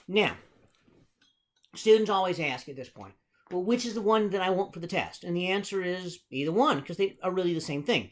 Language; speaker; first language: English; native; English